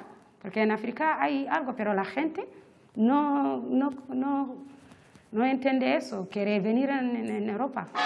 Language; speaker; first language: Spanish; non-native, learner; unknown